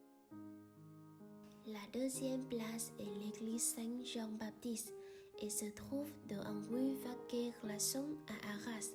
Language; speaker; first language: French; non-native, learner; Vietnamese